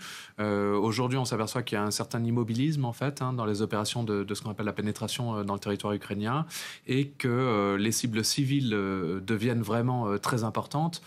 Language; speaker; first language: French; native; French